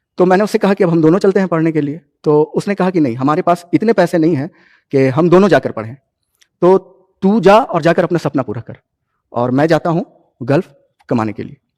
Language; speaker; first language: Hindi; native; Hindi